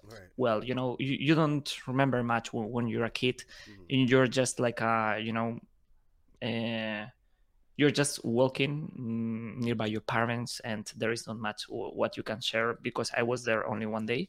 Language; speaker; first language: English; non-native, fluent; Spanish